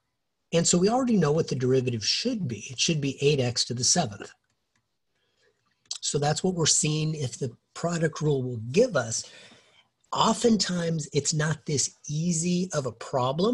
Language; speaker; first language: English; native; English